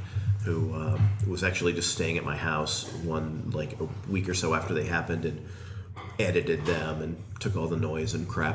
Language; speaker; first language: English; native; English